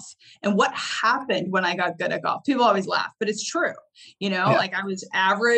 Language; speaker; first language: English; native; English